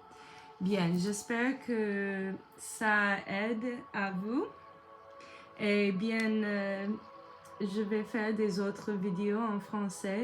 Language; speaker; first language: French; non-native, learner; English